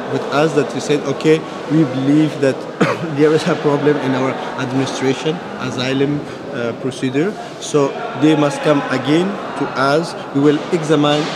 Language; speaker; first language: English; non-native, fluent; Persian